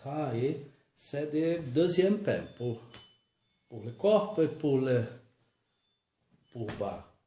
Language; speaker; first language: French; non-native, learner; Portuguese